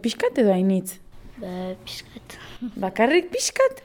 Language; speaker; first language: Basque; native; Basque